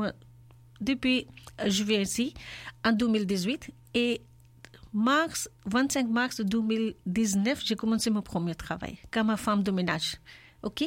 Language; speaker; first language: French; non-native, learner; Urdu